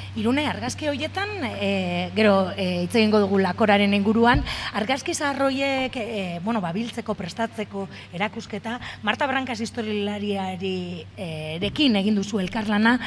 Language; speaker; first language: Basque; native; Basque